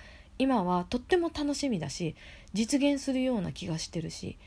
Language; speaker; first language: Japanese; native; Japanese